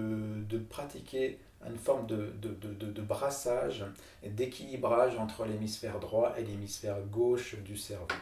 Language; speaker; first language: French; native; French